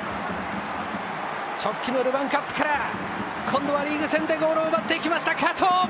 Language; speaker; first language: Japanese; native; Japanese